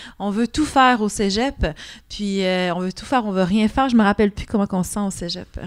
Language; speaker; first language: French; non-native, local second language; Innu-aimun